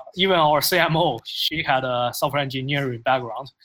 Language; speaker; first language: English; non-native, fluent; Chinese